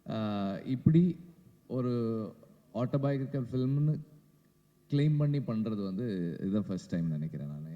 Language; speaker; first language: Tamil; native; Tamil